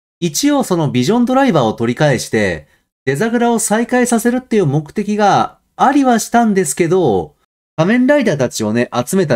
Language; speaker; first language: Japanese; native; Japanese